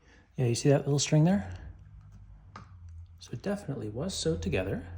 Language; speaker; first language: English; native; English